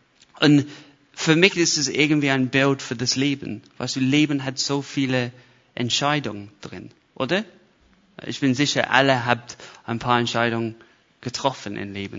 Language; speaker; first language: German; non-native, fluent; English